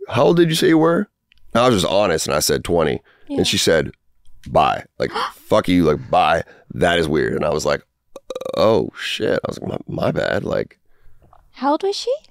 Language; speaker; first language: English; native; English